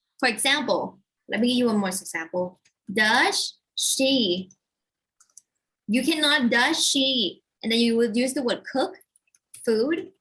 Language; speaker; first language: English; non-native, fluent; Thai